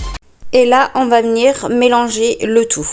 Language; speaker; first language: French; native; French